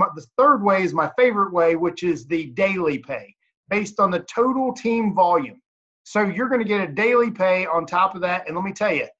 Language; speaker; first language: English; native; English